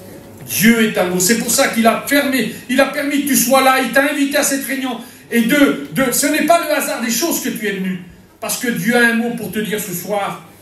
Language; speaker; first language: French; native; French